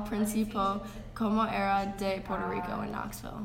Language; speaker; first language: Spanish; non-native, learner; English